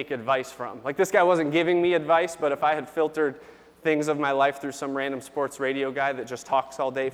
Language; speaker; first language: English; native; English